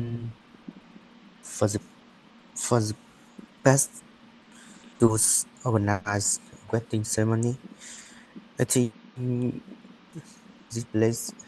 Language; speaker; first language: English; non-native, learner; Vietnamese